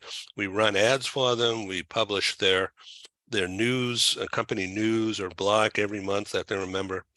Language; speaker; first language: English; native; English